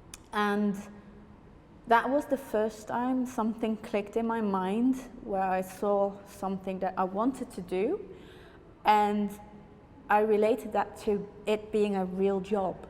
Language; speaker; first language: English; non-native, fluent; Dutch